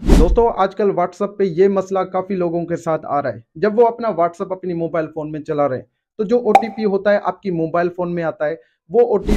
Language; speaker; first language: Urdu; non-native, local second language; Sindhi